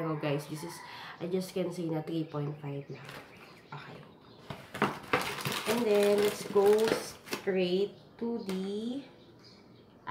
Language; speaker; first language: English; non-native, local second language; Filipino